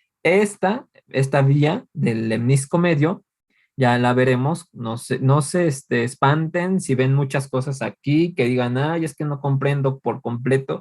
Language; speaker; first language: Spanish; native; Spanish